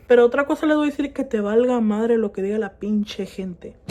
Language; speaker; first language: Spanish; early bilingual, heritage; Spanish